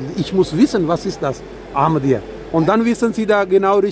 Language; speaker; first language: German; non-native, learner; Urdu